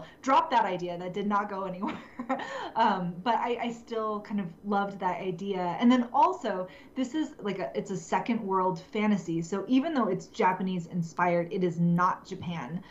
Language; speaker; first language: English; native; English